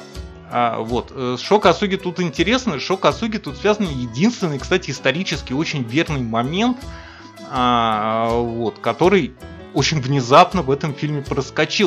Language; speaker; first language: Russian; native; Russian